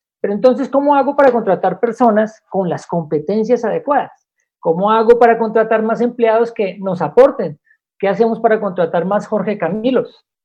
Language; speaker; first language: Spanish; native; Spanish